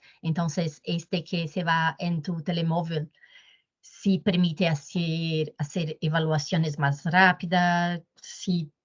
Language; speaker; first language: Spanish; non-native, fluent; Portuguese